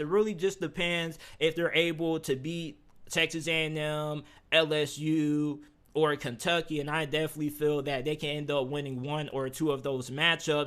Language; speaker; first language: English; native; English